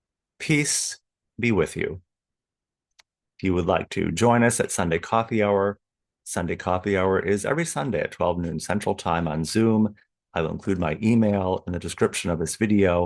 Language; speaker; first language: English; native; English